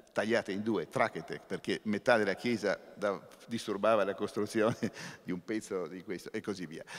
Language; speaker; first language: Italian; native; Italian